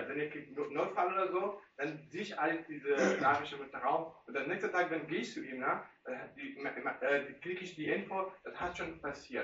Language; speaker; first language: German; non-native, learner; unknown